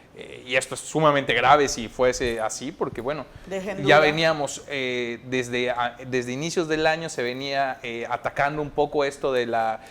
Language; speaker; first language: Spanish; native; Spanish